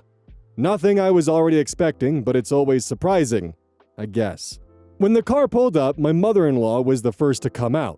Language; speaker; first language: English; native; English